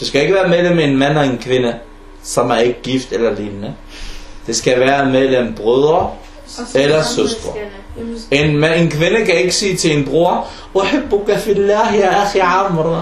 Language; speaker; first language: Danish; non-native, fluent; Arabic